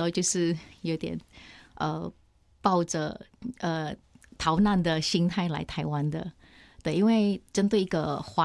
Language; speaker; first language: Chinese; non-native, fluent; Hakka Chinese